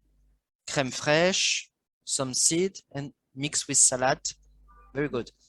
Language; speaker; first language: English; non-native, learner; French